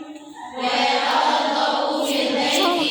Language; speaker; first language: Arabic; non-native, learner; Indonesian